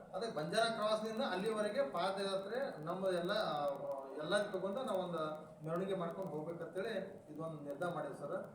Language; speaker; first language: Kannada; non-native, local second language; Lambadi